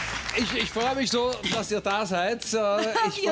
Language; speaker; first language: German; native; German